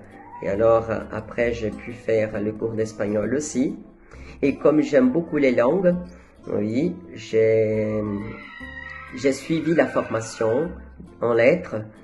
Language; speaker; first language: French; non-native, fluent; Portuguese